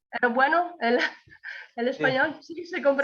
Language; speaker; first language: Spanish; non-native, learner; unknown